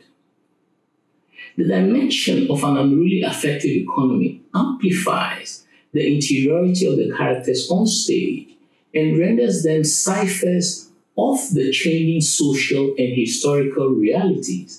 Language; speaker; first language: English; non-native, local second language; Akan